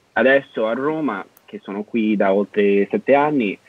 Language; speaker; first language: Italian; non-native, fluent; English